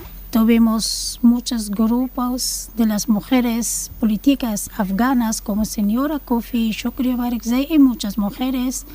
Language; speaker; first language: Spanish; non-native, learner; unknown